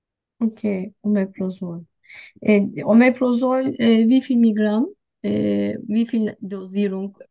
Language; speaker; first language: German; non-native, learner; Turkish